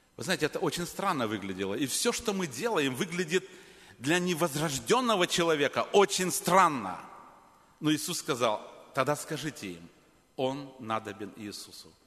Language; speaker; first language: Russian; native; Russian